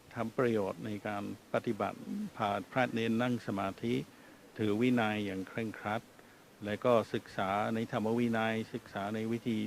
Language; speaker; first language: Thai; non-native, fluent; English